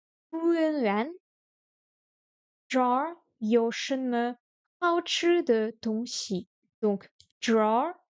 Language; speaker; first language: Chinese; non-native, learner; French